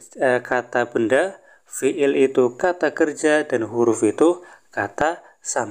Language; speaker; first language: Indonesian; native; Indonesian